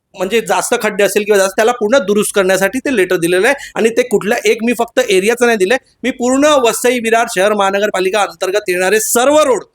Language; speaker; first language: Marathi; non-native, local second language; Hindi